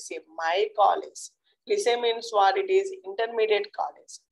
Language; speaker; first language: English; non-native, local second language; Telugu